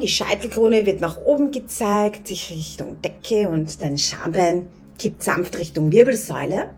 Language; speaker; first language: German; native; German